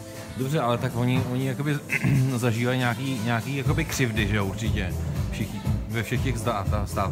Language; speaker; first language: Czech; native; Czech